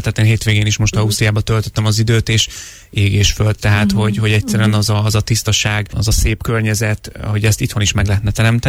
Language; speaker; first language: Hungarian; native; Hungarian